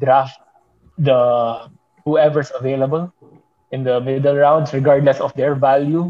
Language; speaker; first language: English; non-native, local second language; Bikol